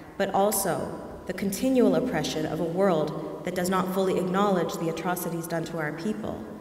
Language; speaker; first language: English; native; English